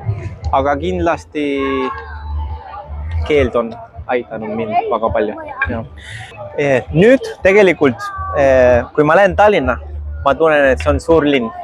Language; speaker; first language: Estonian; non-native, fluent; Spanish